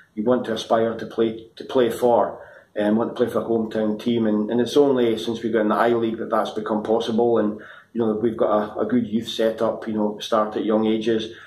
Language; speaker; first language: English; native; English